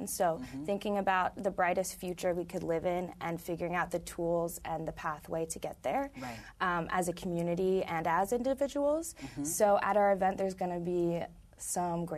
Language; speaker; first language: English; native; English